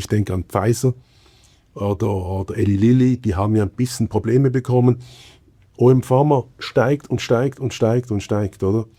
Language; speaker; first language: German; native; German